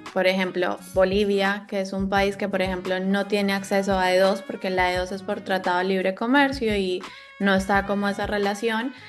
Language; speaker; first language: Spanish; native; Spanish